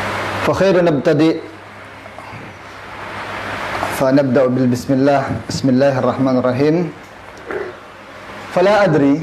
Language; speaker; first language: Arabic; non-native, fluent; Indonesian